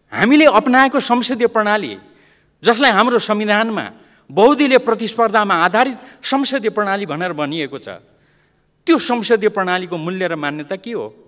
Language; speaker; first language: Nepali; non-native, local second language; Limbu